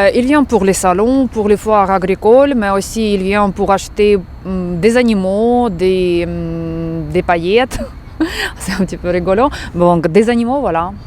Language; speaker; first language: French; non-native, fluent; Ukrainian